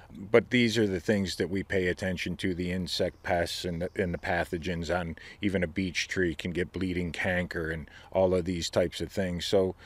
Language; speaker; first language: English; native; English